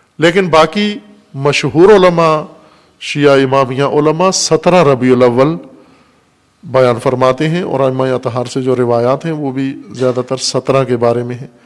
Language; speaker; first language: Urdu; non-native, local second language; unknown